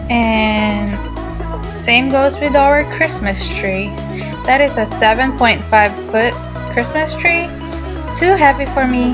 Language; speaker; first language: English; non-native, local second language; Filipino